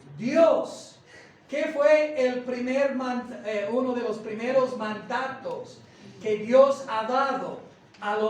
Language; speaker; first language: Spanish; non-native, fluent; English